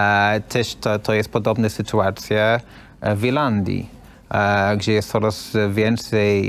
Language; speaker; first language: Polish; non-native, learner; English